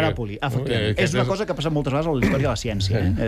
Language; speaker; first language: Catalan; native; Catalan